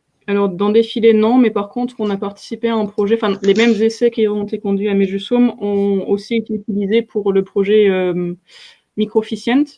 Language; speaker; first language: French; native; French